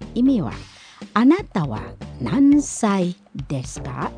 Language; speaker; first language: Japanese; non-native, fluent; Indonesian